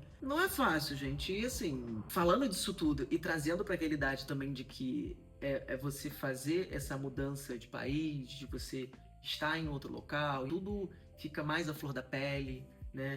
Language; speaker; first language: Portuguese; native; Portuguese